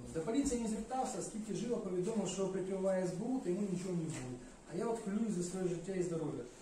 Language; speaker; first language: Ukrainian; non-native, local second language; Russian